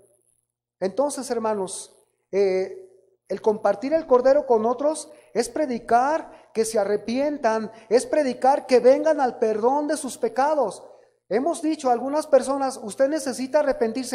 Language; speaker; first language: Spanish; native; Spanish